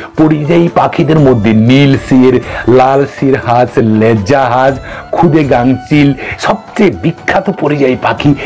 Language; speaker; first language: Bangla; non-native, local second language; Kok Borok